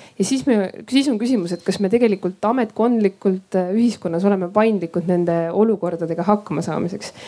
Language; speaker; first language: Estonian; native; Estonian